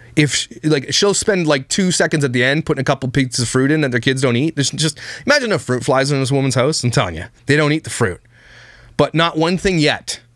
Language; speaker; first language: English; native; English